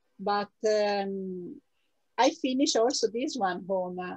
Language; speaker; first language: English; non-native, fluent; Italian